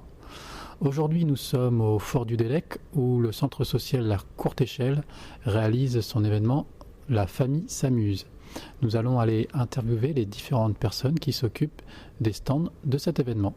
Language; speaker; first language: French; native; French